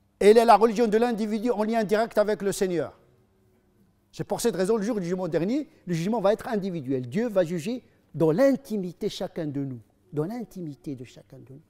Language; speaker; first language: French; non-native, fluent; Arabic